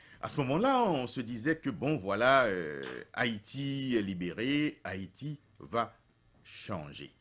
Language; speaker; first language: French; non-native, local second language; Haitian Creole